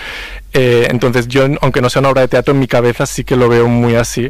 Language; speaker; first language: Spanish; native; Spanish